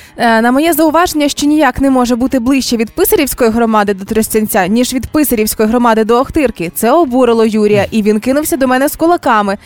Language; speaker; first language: Ukrainian; native; Ukrainian